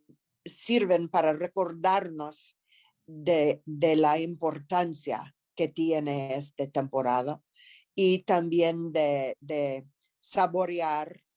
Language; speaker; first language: Spanish; non-native, fluent; English